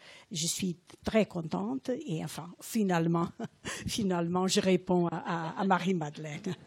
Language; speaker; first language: French; non-native, fluent; Portuguese